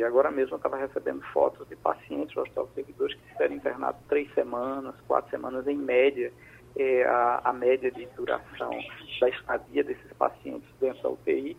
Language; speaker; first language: Portuguese; native; Portuguese